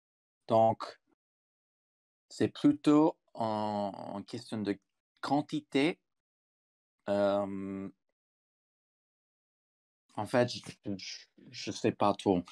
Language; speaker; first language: French; non-native, fluent; English